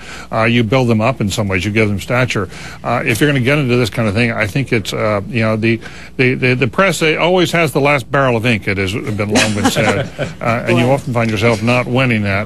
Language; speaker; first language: English; native; English